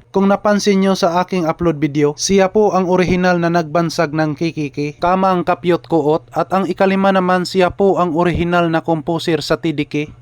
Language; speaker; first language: Filipino; non-native, local second language; Cebuano